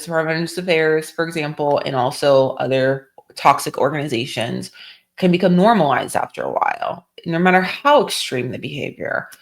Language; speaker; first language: English; native; English